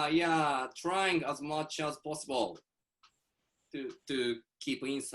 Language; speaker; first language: English; non-native, learner; Japanese